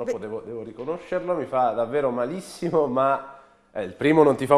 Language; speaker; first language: Italian; native; Italian